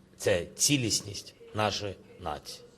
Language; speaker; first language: Ukrainian; non-native, local second language; Russian